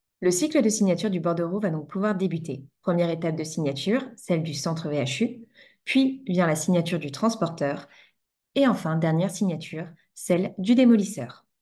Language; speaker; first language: French; native; French